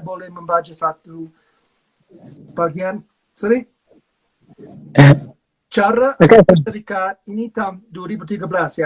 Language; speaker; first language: Indonesian; non-native, fluent; English